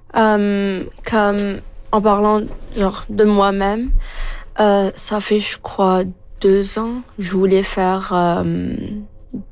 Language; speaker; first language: French; non-native, local second language; Arabic